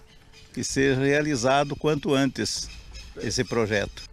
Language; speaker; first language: Portuguese; native; Portuguese